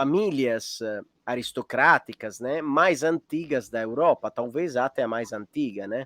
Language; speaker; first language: Portuguese; non-native, fluent; Italian